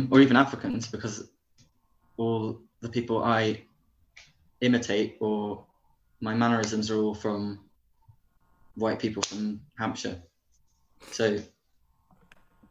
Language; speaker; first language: English; native; English